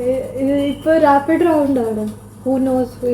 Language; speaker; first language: Malayalam; early bilingual, heritage; Malayalam